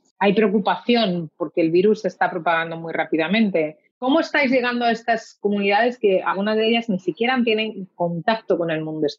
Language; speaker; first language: Spanish; native; Spanish